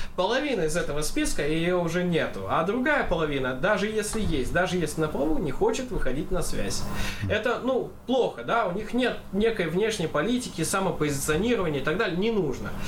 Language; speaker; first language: Russian; non-native, local second language; Kazakh